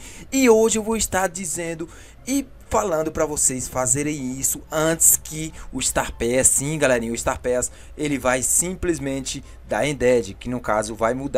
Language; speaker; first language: Portuguese; native; Portuguese